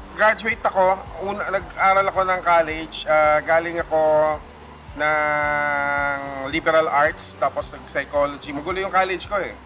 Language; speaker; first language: Filipino; non-native, local second language; Cebuano